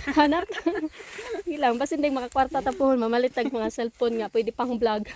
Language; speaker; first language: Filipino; non-native, local second language; Cebuano